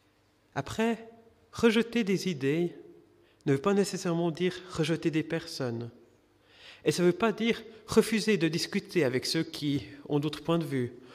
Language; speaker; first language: French; native; French